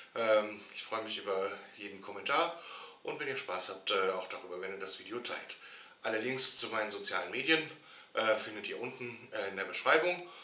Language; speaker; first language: German; native; German